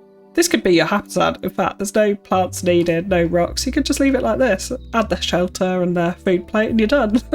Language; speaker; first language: English; native; English